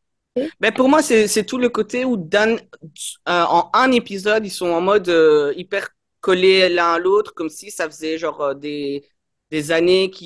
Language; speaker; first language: French; native; French